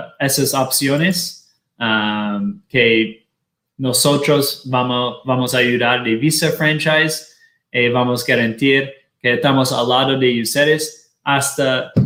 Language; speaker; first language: Spanish; non-native, fluent; Portuguese